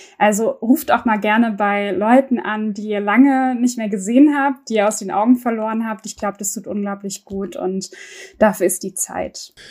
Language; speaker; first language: German; early bilingual, other home language; Turkish